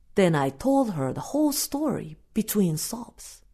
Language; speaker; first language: English; non-native, fluent; Japanese